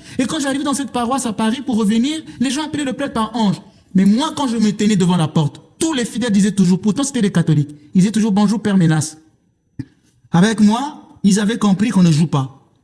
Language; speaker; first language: French; non-native, local second language; Lingala